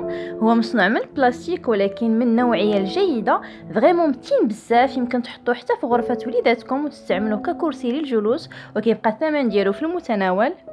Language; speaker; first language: Arabic; native; Arabic